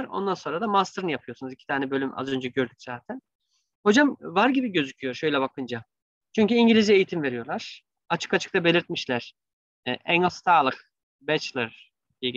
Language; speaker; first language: Turkish; native; Turkish